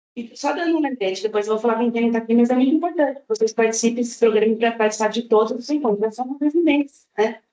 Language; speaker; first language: Portuguese; native; Portuguese